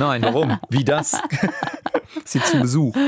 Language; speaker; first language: German; native; German